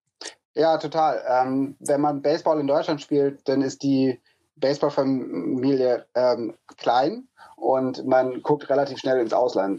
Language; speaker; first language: German; native; German